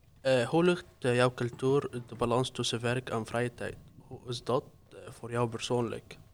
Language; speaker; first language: Dutch; non-native, fluent; Arabic